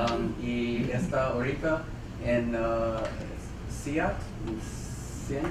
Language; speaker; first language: Spanish; non-native, fluent; English